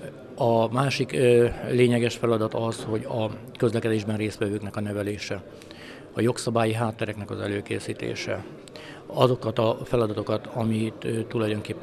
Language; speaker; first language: Hungarian; native; Hungarian